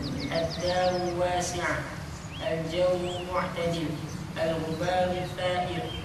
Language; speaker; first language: Arabic; non-native, learner; Indonesian